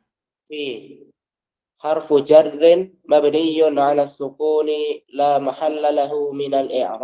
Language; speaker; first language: Arabic; non-native, learner; Indonesian